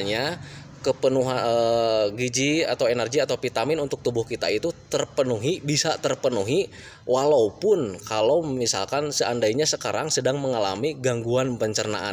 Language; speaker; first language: Indonesian; native; Indonesian